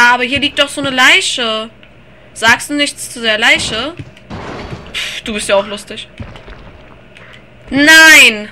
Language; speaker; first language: German; native; German